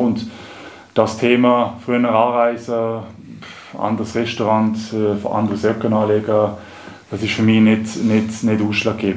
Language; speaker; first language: German; native; German